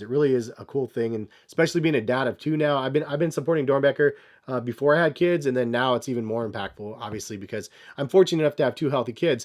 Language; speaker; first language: English; native; English